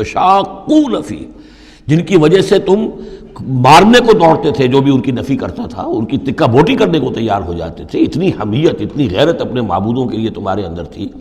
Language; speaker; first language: Urdu; native; Urdu